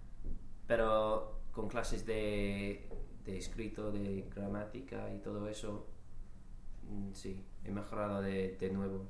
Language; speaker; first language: Spanish; non-native, fluent; English